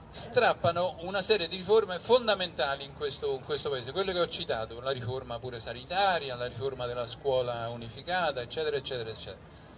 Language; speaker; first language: Italian; native; Italian